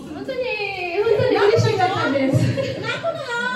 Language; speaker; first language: Japanese; non-native, learner; Filipino